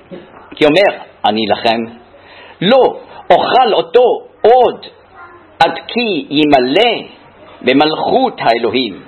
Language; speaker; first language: Hebrew; non-native, fluent; German